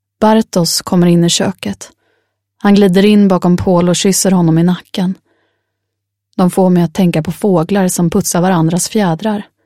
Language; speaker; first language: Swedish; native; Swedish